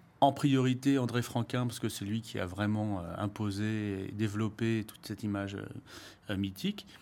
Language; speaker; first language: French; native; French